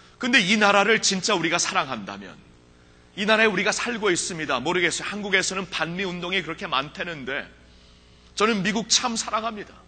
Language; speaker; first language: Korean; early bilingual, heritage; Korean